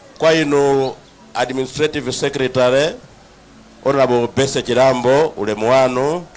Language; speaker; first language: Nyanja; native; Nyanja